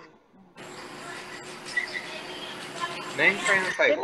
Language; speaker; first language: Japanese; native; Japanese